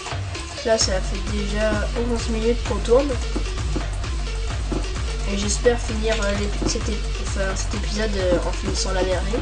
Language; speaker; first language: French; native; French